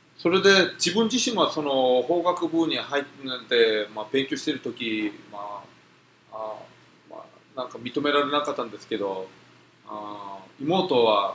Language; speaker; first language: Japanese; non-native, fluent; Korean